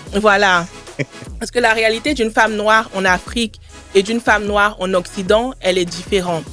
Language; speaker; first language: French; early bilingual, other home language; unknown